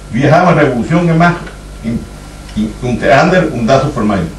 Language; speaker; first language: German; non-native, fluent; Spanish